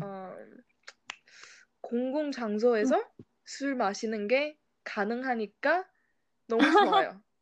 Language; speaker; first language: Korean; non-native, fluent; English